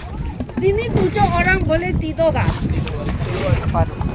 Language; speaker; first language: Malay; non-native, local second language; Chinese